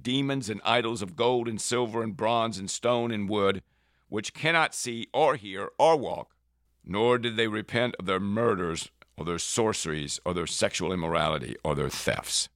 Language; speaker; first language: English; native; English